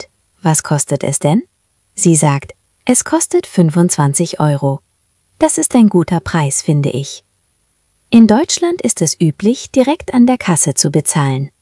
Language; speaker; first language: German; non-native, fluent; Spanish